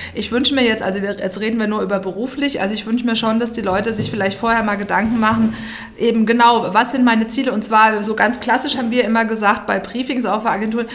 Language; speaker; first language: German; native; German